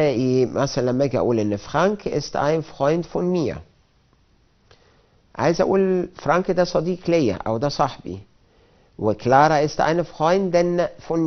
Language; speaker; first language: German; non-native, fluent; Arabic